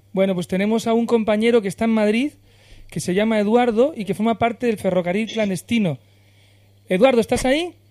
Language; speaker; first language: Spanish; native; Spanish